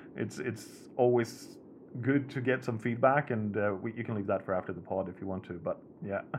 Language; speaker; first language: English; non-native, fluent; Swedish